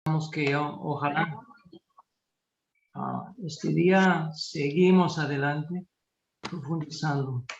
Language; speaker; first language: Spanish; non-native, fluent; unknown